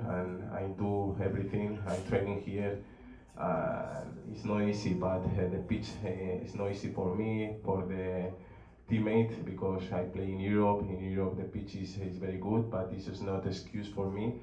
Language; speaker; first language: English; non-native, learner; Spanish